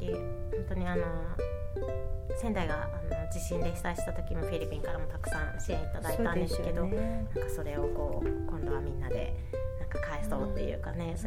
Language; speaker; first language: Japanese; native; Japanese